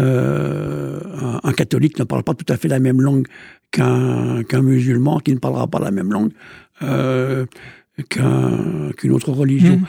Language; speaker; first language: French; native; French